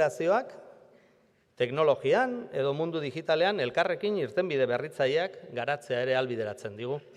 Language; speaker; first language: Basque; native; Basque